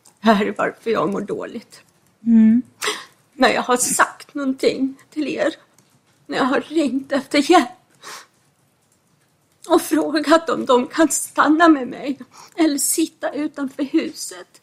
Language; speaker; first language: Swedish; non-native, fluent; English